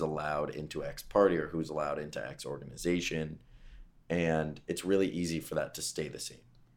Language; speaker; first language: English; native; English